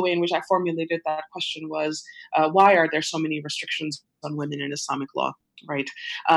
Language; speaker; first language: English; non-native, local second language; Urdu